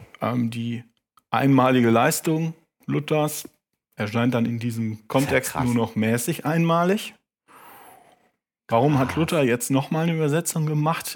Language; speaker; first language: German; native; German